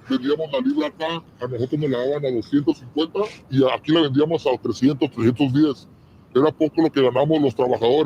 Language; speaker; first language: Spanish; native; Spanish